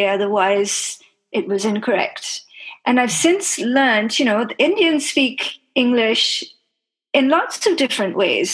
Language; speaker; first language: English; non-native, local second language; Bangla